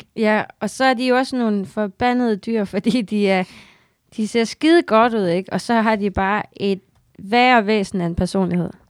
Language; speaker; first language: Danish; native; Danish